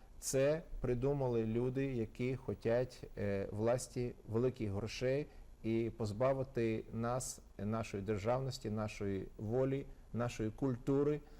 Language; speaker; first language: Ukrainian; non-native, local second language; Russian